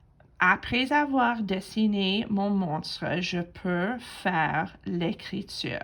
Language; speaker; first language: French; non-native, fluent; English